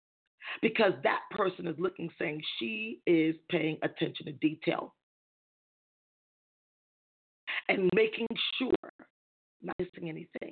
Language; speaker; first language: English; native; English